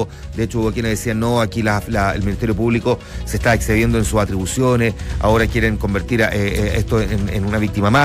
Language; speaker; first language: Spanish; native; Spanish